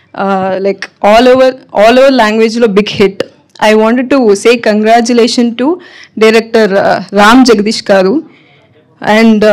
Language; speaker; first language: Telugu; non-native, learner; Tamil